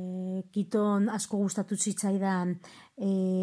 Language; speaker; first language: Basque; non-native, local second language; Spanish